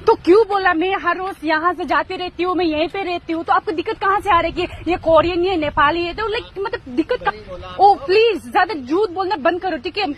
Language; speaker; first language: Hindi; non-native, local second language; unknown